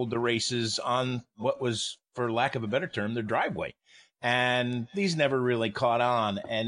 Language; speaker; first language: English; native; English